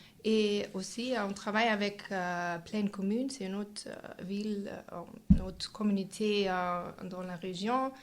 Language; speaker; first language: French; non-native, fluent; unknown